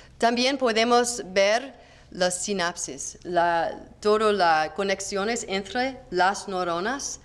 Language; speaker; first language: Spanish; non-native, learner; English